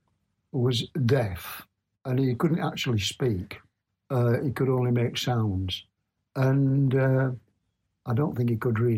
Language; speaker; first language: English; native; English